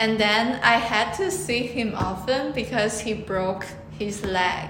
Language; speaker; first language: English; non-native, fluent; Chinese